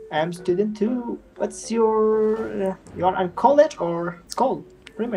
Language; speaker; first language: English; non-native, learner; German